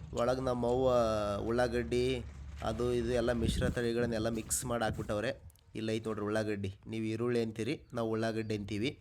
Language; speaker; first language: Kannada; native; Kannada